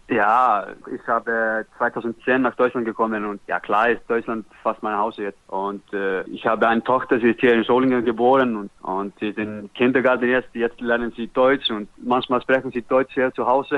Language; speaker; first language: German; non-native, learner; Icelandic